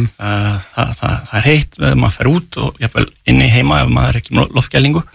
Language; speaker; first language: Icelandic; non-native, fluent; French